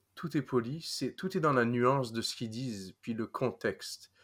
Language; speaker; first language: French; non-native, fluent; English